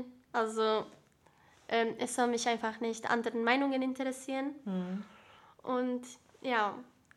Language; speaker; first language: German; early bilingual, other home language; Bosnian